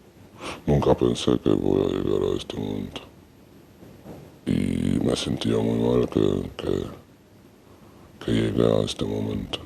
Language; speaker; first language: Spanish; non-native, learner; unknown